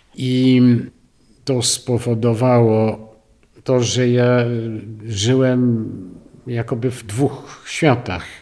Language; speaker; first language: Polish; early bilingual, heritage; Polish